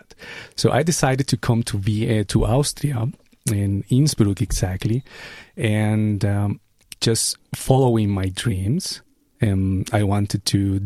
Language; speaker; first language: English; non-native, fluent; Spanish